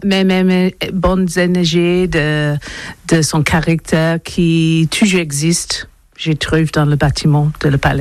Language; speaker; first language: French; non-native, learner; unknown